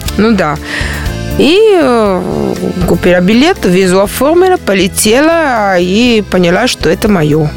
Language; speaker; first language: Russian; non-native, fluent; Italian